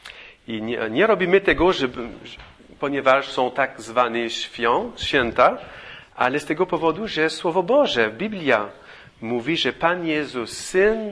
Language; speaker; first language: Polish; non-native, fluent; English